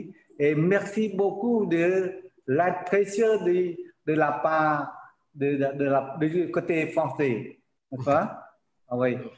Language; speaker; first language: French; non-native, learner; Khmer